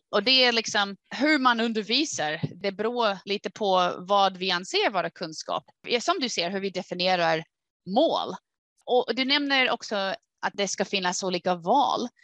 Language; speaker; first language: Swedish; non-native, fluent; English